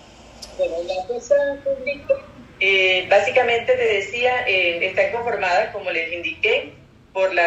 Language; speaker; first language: Spanish; native; Spanish